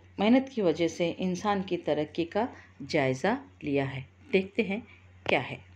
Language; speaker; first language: Urdu; native; Urdu